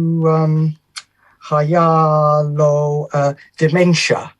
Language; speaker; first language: Hebrew; non-native, learner; English